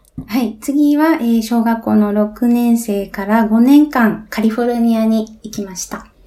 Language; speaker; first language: Japanese; native; Japanese